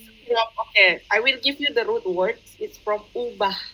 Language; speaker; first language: English; non-native, fluent; Indonesian